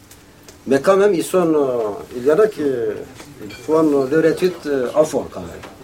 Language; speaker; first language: French; non-native, learner; Kurdish